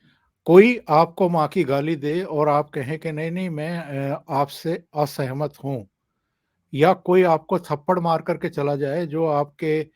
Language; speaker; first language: Hindi; native; Hindi